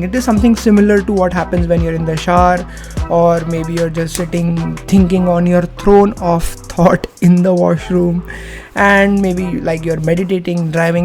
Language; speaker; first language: English; non-native, local second language; Hindi